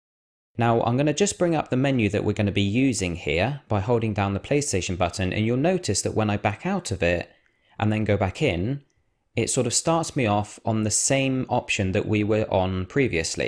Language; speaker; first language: English; native; English